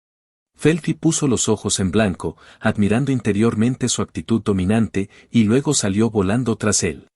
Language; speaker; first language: Spanish; native; Spanish